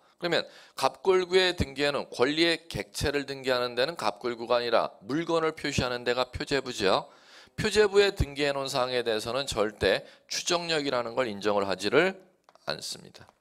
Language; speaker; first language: Korean; native; Korean